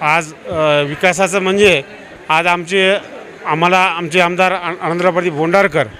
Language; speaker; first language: Marathi; native; Marathi